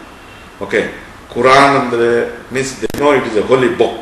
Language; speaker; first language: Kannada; non-native, local second language; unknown